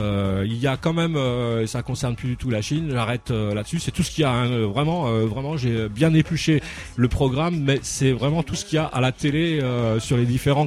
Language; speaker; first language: French; native; French